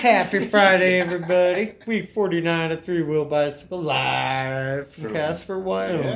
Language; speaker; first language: English; native; English